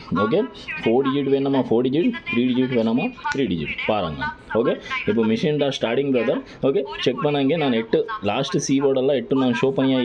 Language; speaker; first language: Tamil; non-native, local second language; Malayalam